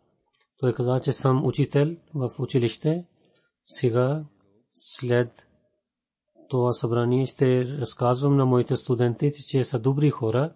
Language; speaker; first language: Bulgarian; non-native, fluent; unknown